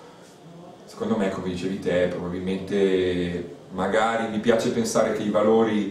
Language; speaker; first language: Italian; native; Italian